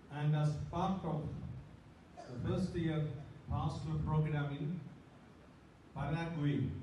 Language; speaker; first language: English; non-native, local second language; Malayalam